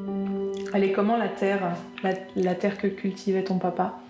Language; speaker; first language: French; native; French